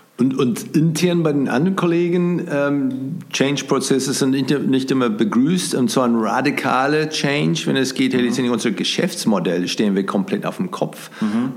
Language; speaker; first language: German; non-native, fluent; English